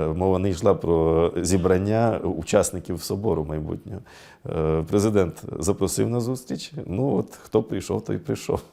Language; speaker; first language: Ukrainian; native; Ukrainian